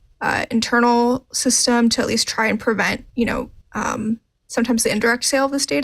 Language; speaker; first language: English; native; English